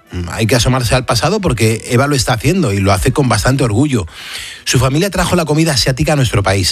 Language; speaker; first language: Spanish; native; Spanish